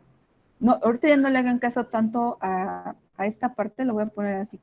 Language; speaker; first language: Spanish; native; Spanish